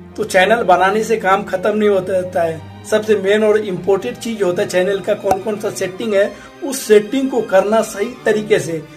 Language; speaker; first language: Hindi; native; Hindi